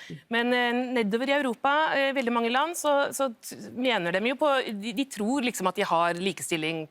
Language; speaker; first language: Norwegian; native; Norwegian